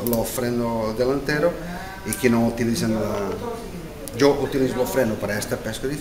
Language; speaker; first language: Spanish; non-native, learner; Portuguese